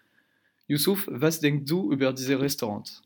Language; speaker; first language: German; non-native, learner; French